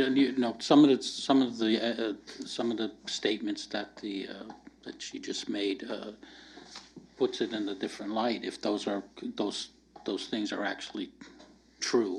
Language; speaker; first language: English; native; English